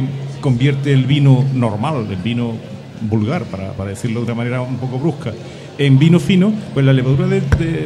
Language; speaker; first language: Spanish; native; Spanish